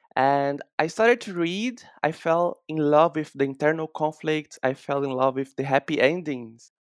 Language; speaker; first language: English; non-native, fluent; Portuguese